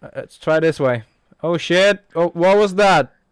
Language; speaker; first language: English; non-native, fluent; Norwegian